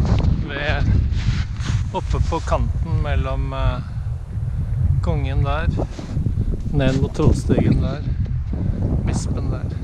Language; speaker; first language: Norwegian; native; Norwegian